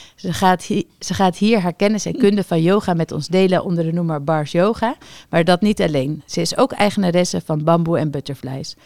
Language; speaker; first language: Dutch; native; Dutch